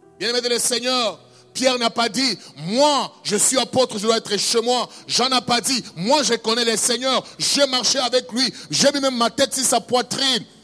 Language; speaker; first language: French; non-native, local second language; Luba-Lulua